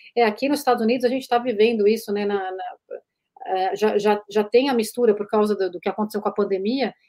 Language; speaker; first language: Portuguese; native; Portuguese